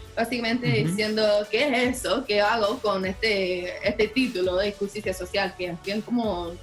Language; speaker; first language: Spanish; non-native, learner; English